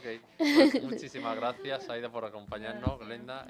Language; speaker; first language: Spanish; native; Spanish